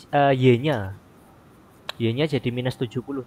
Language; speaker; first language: Indonesian; native; Indonesian